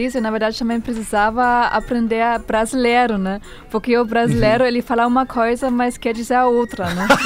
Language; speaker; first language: Portuguese; non-native, fluent; German